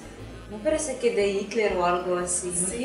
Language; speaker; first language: Spanish; non-native, fluent; Russian